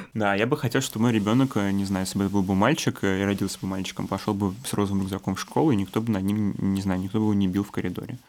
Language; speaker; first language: Russian; native; Russian